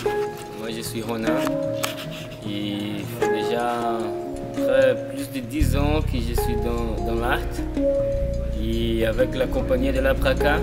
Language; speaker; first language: French; non-native, fluent; Portuguese